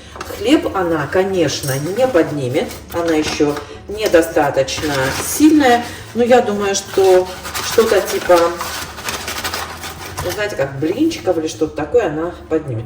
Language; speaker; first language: Russian; native; Russian